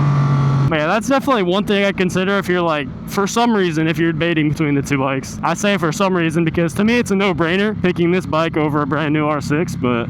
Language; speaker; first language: English; native; English